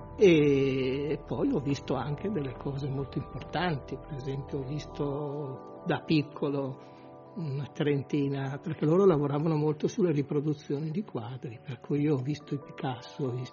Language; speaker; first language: Italian; native; Italian